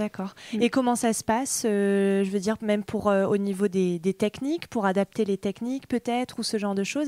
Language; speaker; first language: French; native; French